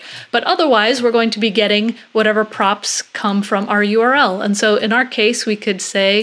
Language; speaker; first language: English; native; English